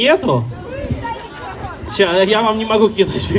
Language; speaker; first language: Russian; native; Russian